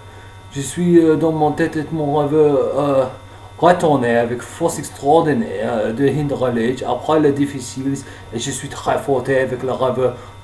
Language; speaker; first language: French; non-native, learner; English